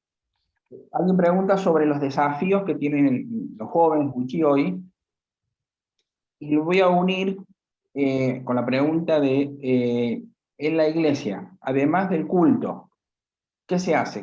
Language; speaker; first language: Spanish; native; Spanish